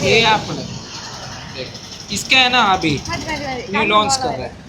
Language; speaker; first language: Hindi; non-native, local second language; Malayalam